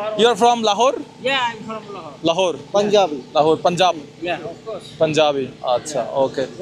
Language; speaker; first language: Hindi; non-native, learner; Bangla